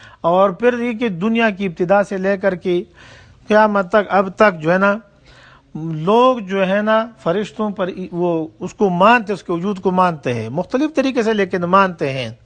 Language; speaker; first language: Urdu; non-native, local second language; Pashto